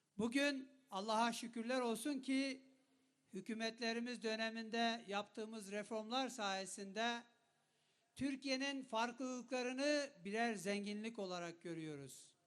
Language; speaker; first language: Turkish; non-native, local second language; Kurdish